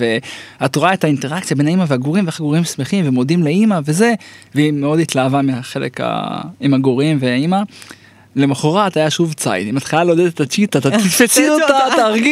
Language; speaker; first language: Hebrew; native; Hebrew